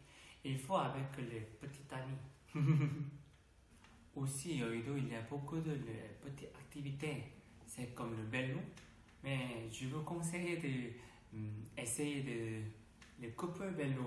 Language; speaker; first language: French; non-native, learner; Korean